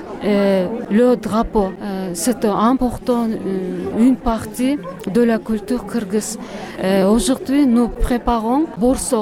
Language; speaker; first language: French; non-native, learner; Kyrgyz